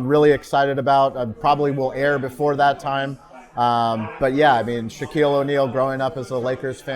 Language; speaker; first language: English; native; English